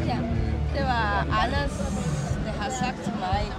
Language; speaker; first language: Danish; non-native, fluent; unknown